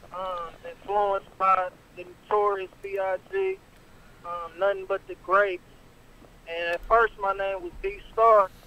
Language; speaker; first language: English; native; English